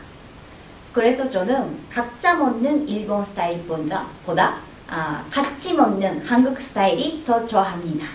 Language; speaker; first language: Korean; non-native, fluent; Japanese